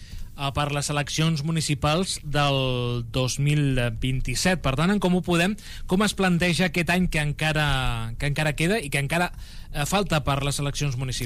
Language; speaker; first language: Catalan; native; Catalan